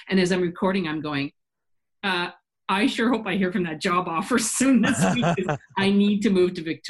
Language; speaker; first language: English; native; English